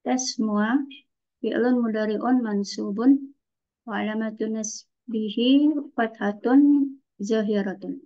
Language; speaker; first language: Arabic; non-native, learner; Indonesian